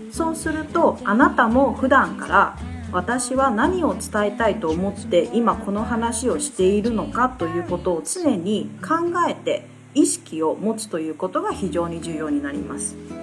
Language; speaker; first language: Japanese; non-native, fluent; Chinese